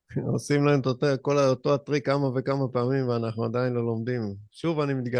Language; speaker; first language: Hebrew; native; Hebrew